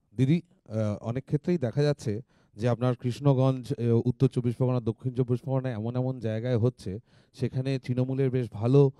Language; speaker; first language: Bangla; native; Bangla